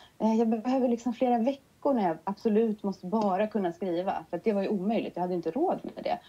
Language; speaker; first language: Swedish; native; Swedish